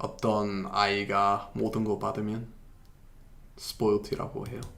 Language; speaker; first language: Korean; non-native, fluent; English